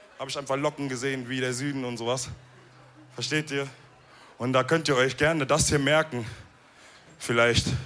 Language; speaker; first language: German; early bilingual, other home language; Wolof